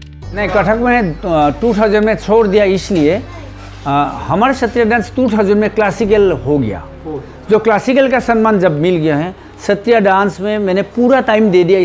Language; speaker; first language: Hindi; non-native, local second language; Assamese